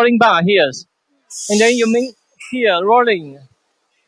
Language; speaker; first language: English; non-native, fluent; Chinese